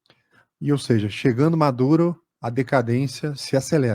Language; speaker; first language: Portuguese; native; Portuguese